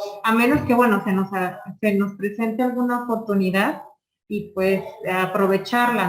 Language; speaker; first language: Spanish; native; Spanish